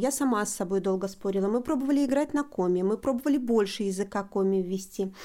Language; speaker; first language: Russian; native; Russian